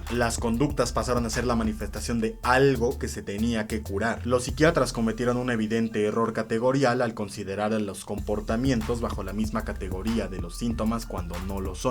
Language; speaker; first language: Spanish; native; Spanish